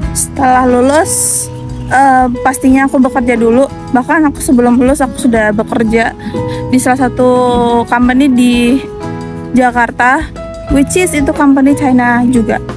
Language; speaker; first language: Indonesian; native; Indonesian